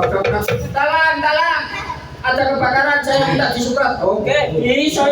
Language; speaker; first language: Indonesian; non-native, local second language; Javanese